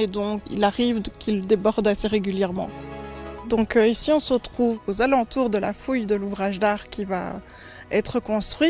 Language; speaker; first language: French; native; French